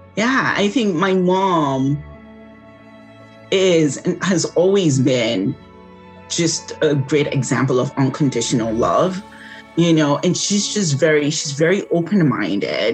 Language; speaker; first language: English; non-native, local second language; Yoruba